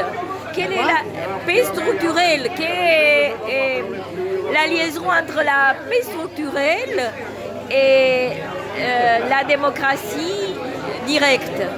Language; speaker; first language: French; non-native, fluent; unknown